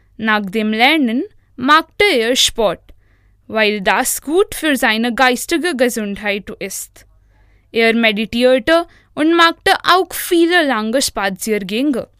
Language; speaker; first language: German; non-native, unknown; Hindi